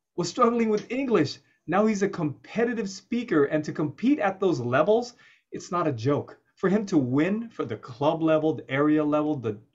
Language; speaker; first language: English; native; English